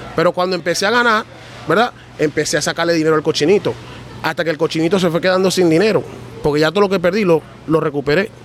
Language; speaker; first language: Spanish; early bilingual, heritage; Spanish